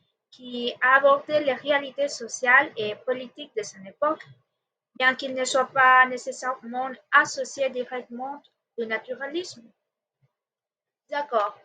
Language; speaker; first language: French; non-native, learner; Spanish